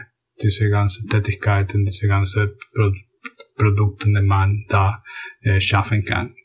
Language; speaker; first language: German; non-native, fluent; Spanish